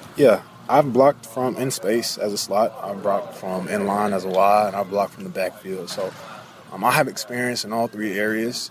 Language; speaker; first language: English; native; English